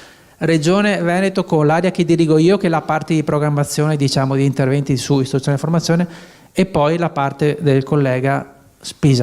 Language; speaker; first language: Italian; native; Italian